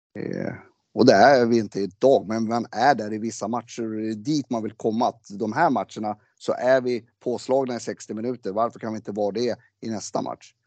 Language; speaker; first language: Swedish; native; Swedish